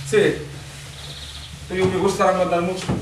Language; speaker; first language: Spanish; non-native, learner; Arabic